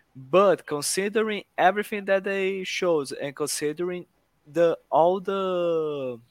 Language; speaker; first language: English; non-native, fluent; Portuguese